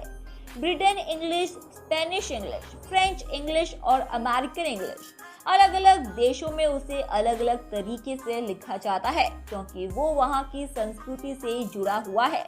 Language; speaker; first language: Hindi; native; Hindi